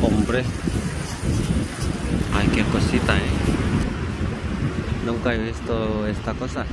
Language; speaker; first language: Spanish; non-native, learner; Korean